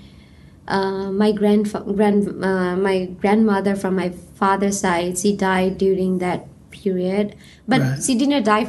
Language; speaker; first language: English; non-native, local second language; Nepali